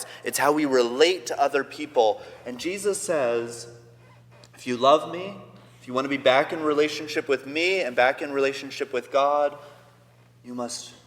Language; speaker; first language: English; native; English